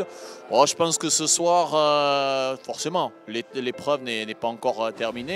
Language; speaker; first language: French; native; French